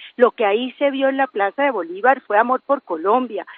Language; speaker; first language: Spanish; native; Spanish